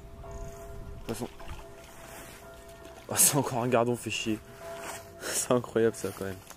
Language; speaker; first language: French; native; French